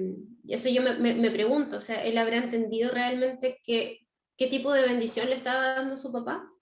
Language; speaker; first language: Spanish; native; Spanish